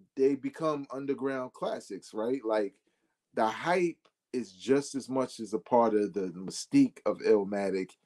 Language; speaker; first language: English; native; English